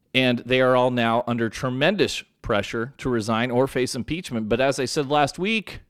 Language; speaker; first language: English; native; English